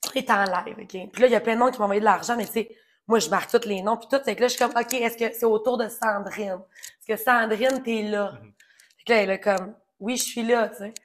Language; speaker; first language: French; native; French